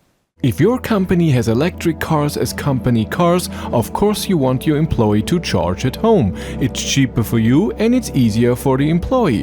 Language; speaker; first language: English; non-native, fluent; German